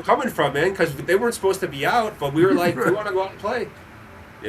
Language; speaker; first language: English; native; English